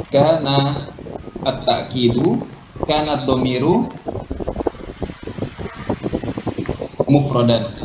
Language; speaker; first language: Arabic; non-native, fluent; Malay